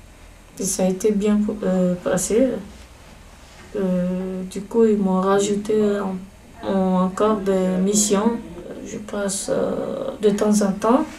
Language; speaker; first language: French; non-native, fluent; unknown